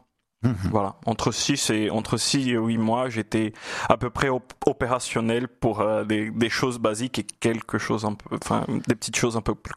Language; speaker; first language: French; non-native, fluent; Portuguese